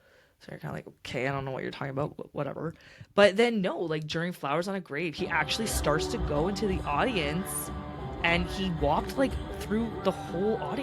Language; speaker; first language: English; native; English